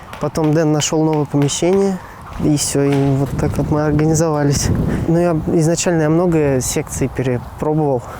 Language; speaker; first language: Russian; native; Russian